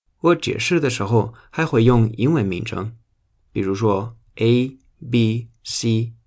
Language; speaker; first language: Chinese; non-native, fluent; Spanish